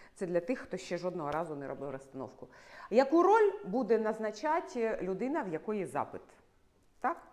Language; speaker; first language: Ukrainian; non-native, local second language; Russian